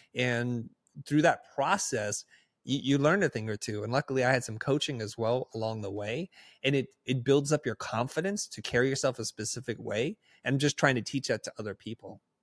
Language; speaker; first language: English; early bilingual, other home language; Vietnamese